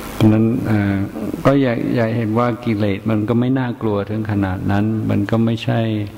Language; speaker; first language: Thai; non-native, fluent; English